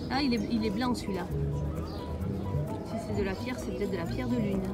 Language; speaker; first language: French; native; French